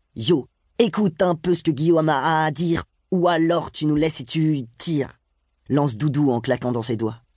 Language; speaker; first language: French; native; French